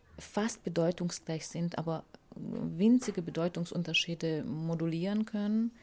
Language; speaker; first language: German; non-native, fluent; Hungarian